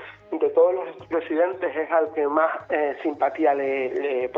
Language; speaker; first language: Spanish; native; Spanish